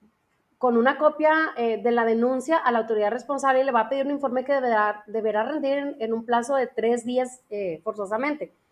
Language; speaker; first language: Spanish; native; Spanish